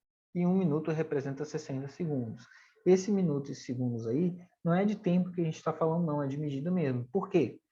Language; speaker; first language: Portuguese; native; Portuguese